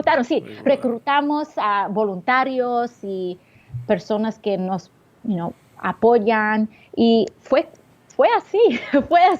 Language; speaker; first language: Spanish; early bilingual, heritage; English